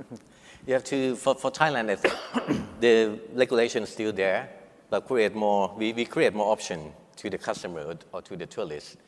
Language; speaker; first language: English; non-native, fluent; Thai